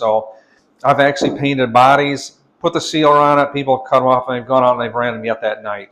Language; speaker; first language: English; native; English